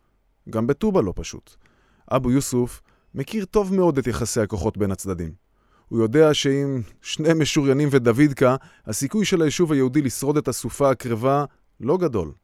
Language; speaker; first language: Hebrew; native; Hebrew